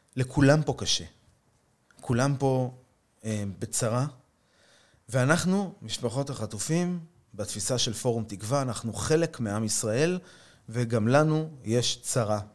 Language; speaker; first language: Hebrew; native; Hebrew